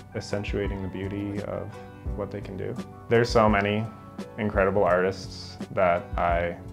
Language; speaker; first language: English; native; English